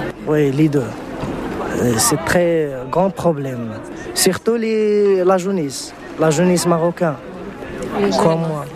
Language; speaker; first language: French; non-native, learner; Arabic